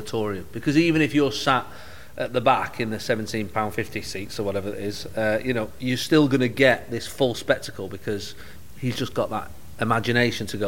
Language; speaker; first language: English; native; English